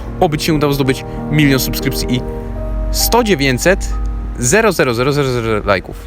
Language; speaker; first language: Polish; native; Polish